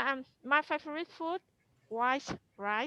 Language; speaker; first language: English; non-native, learner; Vietnamese